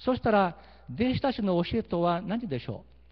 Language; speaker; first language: Japanese; early bilingual, heritage; Portuguese